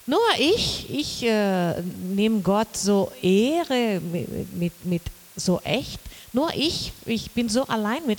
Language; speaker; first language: German; non-native, learner; Portuguese